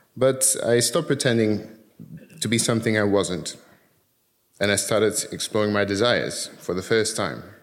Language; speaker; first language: English; early bilingual, other home language; Dutch